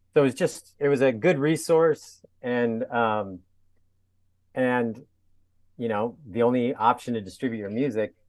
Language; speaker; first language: English; native; English